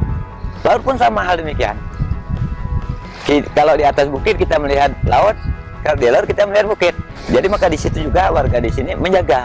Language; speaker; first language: Indonesian; non-native, local second language; Malay